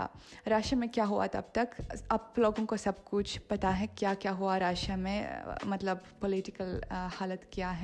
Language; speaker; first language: Hindi; non-native, fluent; Russian